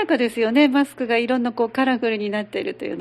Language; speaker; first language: Japanese; native; Japanese